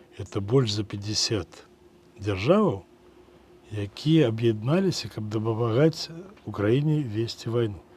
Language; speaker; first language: Belarusian; native; Belarusian